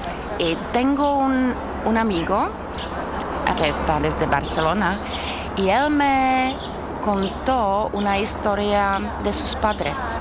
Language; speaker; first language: Spanish; non-native, fluent; Czech